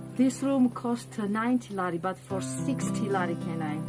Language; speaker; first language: English; non-native, learner; Georgian